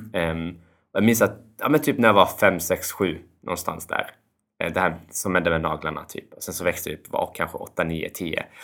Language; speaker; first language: Swedish; early bilingual, other home language; Albanian